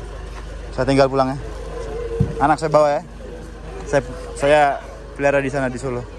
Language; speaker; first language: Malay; non-native, local second language; Javanese